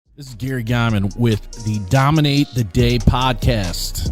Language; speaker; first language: English; native; English